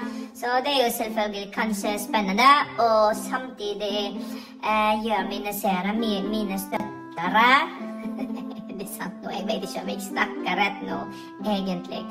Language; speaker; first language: Norwegian; non-native, fluent; Iloko